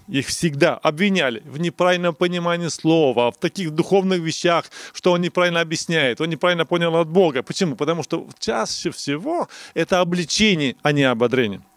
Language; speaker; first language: Russian; non-native, local second language; Romanian